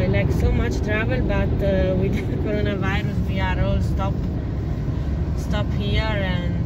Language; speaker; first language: English; non-native, learner; Italian